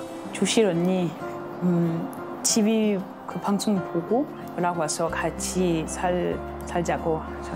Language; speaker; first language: Korean; non-native, fluent; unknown